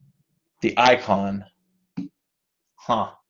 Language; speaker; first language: English; native; English